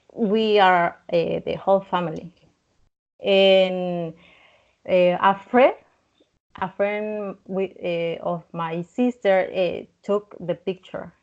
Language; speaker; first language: English; non-native, learner; Spanish